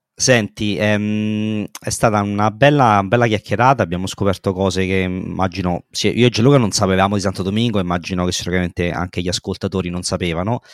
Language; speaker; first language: Italian; native; Italian